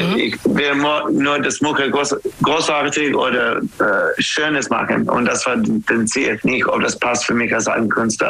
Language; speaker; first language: German; non-native, learner; English